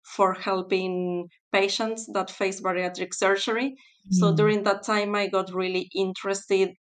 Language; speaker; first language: English; non-native, fluent; Spanish